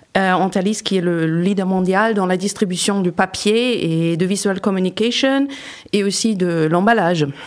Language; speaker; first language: French; non-native, fluent; German